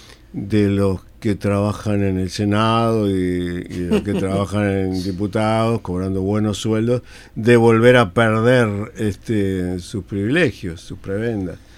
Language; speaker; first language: Spanish; native; Spanish